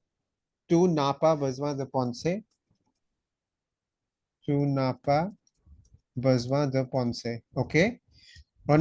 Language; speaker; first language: French; non-native, fluent; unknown